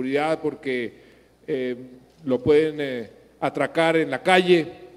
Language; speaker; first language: Spanish; native; Spanish